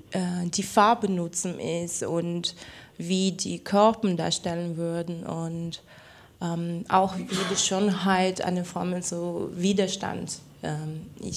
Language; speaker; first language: German; non-native, fluent; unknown